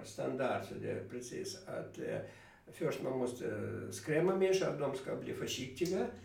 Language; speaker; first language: Swedish; non-native, fluent; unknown